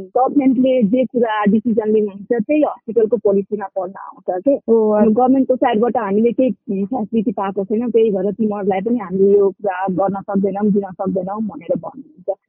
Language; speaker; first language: Nepali; non-native, local second language; Maithili